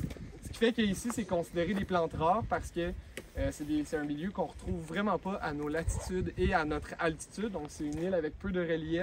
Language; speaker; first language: French; native; French